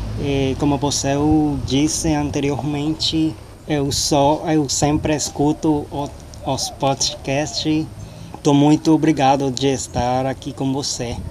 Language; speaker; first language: Portuguese; non-native, learner; Spanish